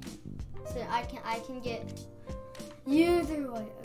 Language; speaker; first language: English; native; English